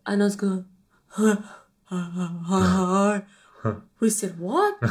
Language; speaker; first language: Russian; non-native, learner; English